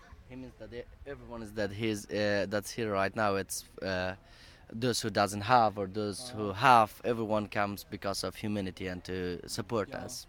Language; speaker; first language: English; non-native, learner; Persian